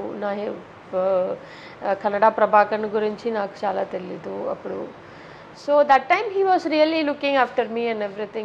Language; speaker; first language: Telugu; non-native, learner; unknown